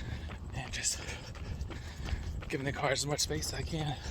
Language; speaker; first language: English; native; English